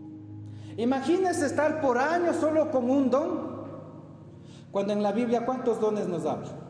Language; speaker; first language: Spanish; native; Spanish